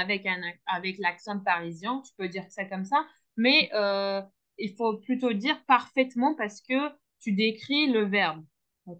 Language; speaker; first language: French; non-native, fluent; Turkish